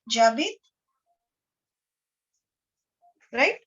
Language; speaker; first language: French; non-native, fluent; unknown